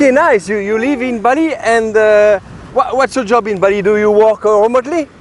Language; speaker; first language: English; non-native, learner; French